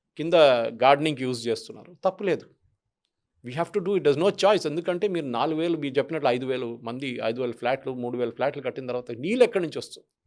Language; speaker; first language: Telugu; non-native, fluent; Malayalam